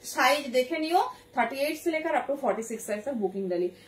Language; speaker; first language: Hindi; non-native, local second language; Bangla